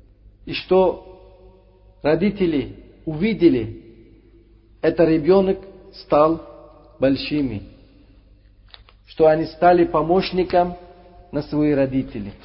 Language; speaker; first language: Russian; non-native, fluent; Uzbek